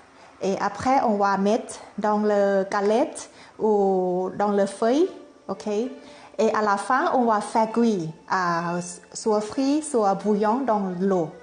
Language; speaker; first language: French; non-native, learner; Thai